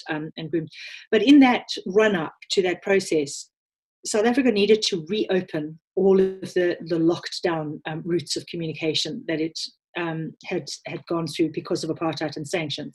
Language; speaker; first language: English; native; English